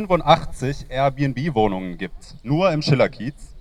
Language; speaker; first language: German; native; German